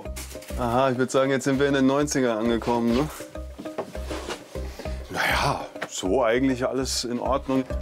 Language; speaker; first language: German; native; German